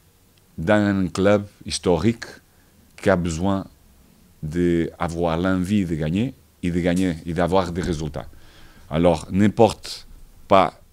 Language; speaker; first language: French; non-native, fluent; Portuguese